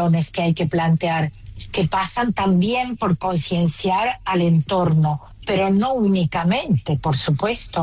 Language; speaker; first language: Spanish; native; Spanish